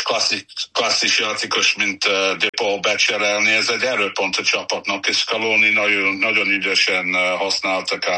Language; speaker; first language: Hungarian; non-native, learner; English